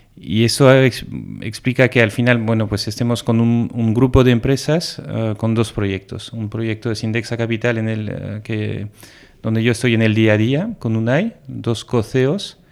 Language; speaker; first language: Spanish; non-native, fluent; French